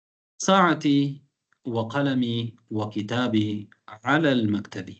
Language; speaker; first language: Arabic; non-native, fluent; Tamil